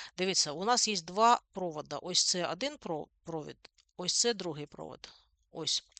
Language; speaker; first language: Ukrainian; non-native, local second language; Russian